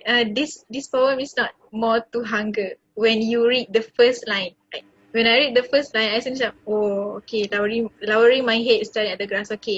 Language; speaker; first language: English; non-native, fluent; Malay